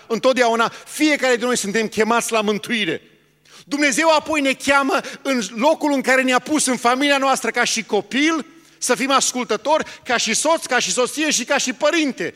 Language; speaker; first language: Romanian; early bilingual, heritage; Romanian